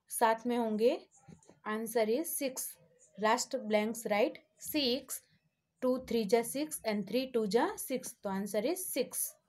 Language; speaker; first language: Hindi; non-native, local second language; Gujarati